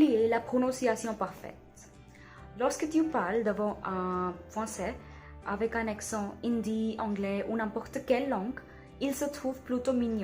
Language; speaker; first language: French; non-native, learner; Hindi